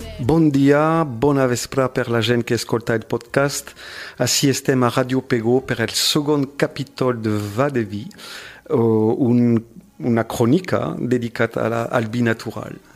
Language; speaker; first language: Catalan; non-native, fluent; French